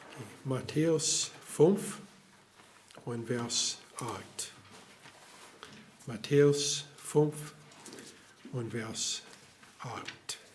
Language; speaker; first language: German; non-native, fluent; English